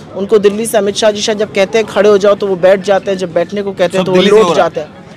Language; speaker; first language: Hindi; native; Hindi